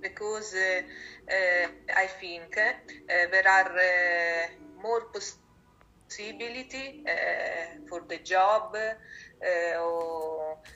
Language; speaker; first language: English; non-native, learner; Italian